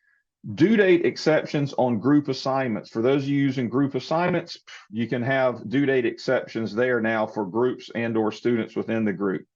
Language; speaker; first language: English; native; English